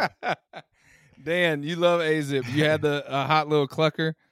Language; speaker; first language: English; native; English